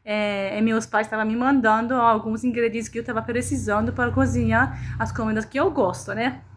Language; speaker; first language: Portuguese; non-native, fluent; Persian